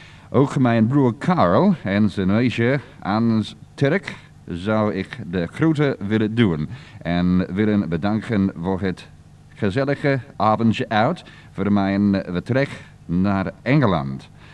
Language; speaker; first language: Dutch; non-native, learner; English